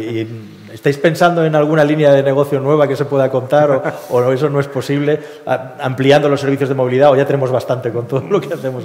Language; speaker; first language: Spanish; native; Spanish